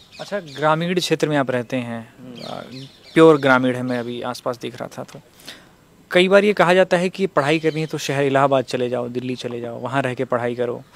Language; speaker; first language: Hindi; native; Hindi